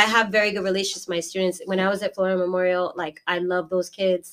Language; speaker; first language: English; native; English